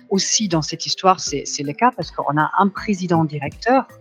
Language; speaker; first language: French; non-native, fluent; German